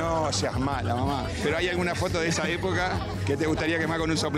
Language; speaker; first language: Spanish; native; Spanish